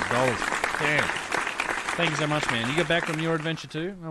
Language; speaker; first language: English; native; English